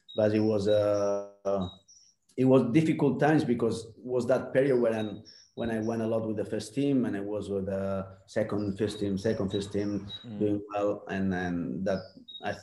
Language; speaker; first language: English; non-native, fluent; Spanish